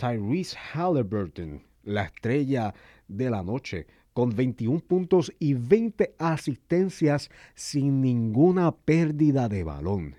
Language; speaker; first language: Spanish; native; Spanish